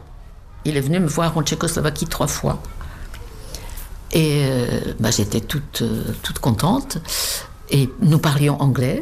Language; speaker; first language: French; non-native, fluent; Czech